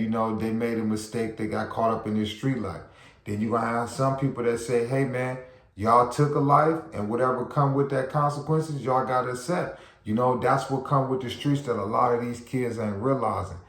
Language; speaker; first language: English; native; English